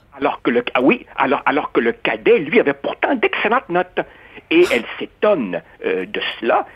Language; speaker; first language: French; early bilingual, other home language; Spanish